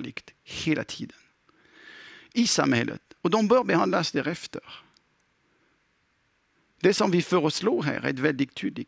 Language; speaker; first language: Swedish; non-native, fluent; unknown